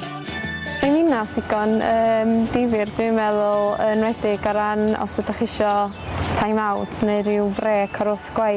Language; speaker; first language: Welsh; native; Welsh